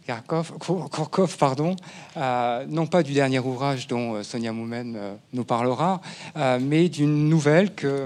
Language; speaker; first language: French; native; French